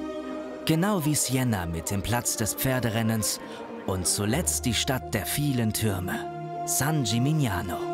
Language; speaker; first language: German; native; German